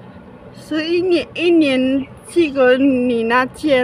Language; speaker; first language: Chinese; non-native, learner; Filipino